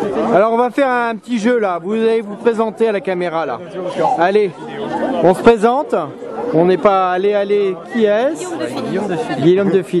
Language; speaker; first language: French; native; French